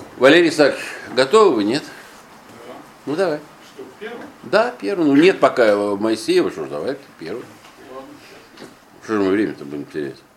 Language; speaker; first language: Russian; native; Russian